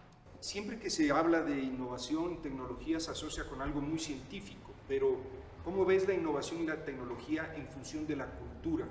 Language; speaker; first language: Spanish; native; Spanish